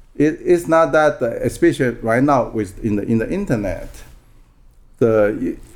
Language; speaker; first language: English; non-native, fluent; Min Nan Chinese